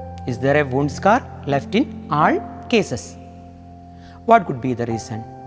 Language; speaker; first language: English; non-native, local second language; Malayalam